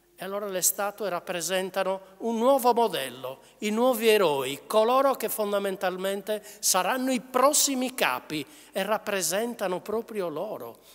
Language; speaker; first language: Italian; native; Italian